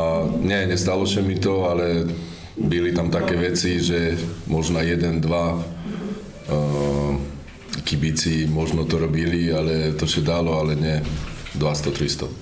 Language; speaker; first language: Polish; non-native, learner; Slovak